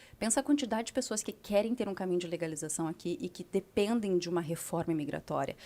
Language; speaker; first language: Portuguese; native; Portuguese